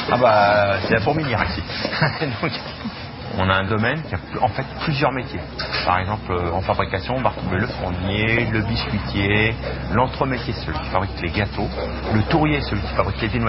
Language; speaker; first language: French; native; French